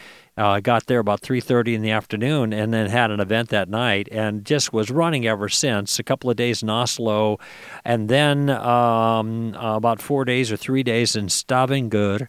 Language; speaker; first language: English; native; English